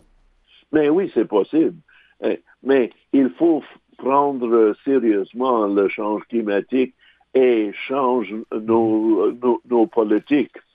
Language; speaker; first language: French; non-native, local second language; English